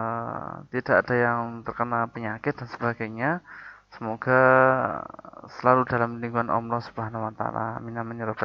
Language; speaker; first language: Indonesian; native; Indonesian